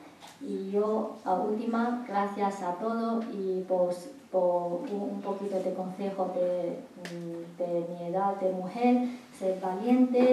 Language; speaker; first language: Spanish; non-native, learner; Chinese